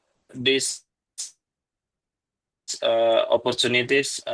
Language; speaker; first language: English; non-native, learner; Indonesian